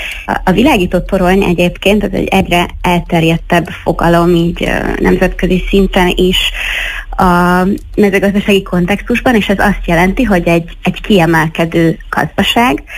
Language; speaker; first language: Hungarian; native; Hungarian